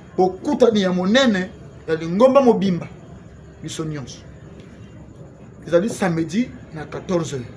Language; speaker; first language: Lingala; non-native, local second language; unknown